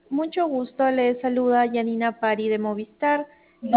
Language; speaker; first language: Spanish; native; Spanish